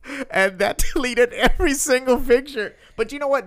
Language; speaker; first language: English; early bilingual, other home language; Spanish